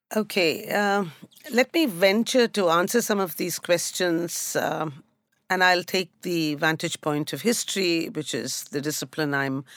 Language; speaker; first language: English; non-native, local second language; Bangla